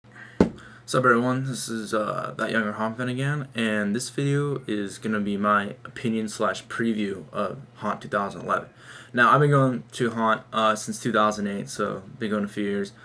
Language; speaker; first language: English; native; English